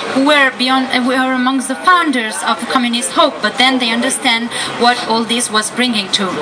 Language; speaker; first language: English; non-native, fluent; Italian